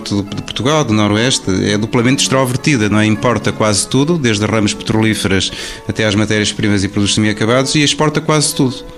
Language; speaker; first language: Portuguese; native; Portuguese